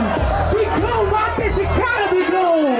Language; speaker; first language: Portuguese; native; Portuguese